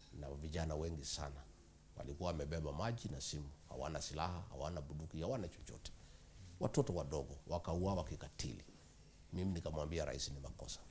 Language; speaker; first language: Swahili; non-native, local second language; Kikuyu